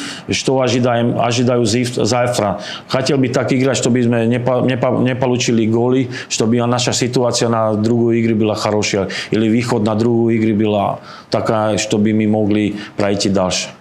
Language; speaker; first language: Russian; non-native, learner; Slovak